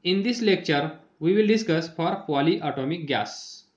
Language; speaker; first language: English; non-native, local second language; Marathi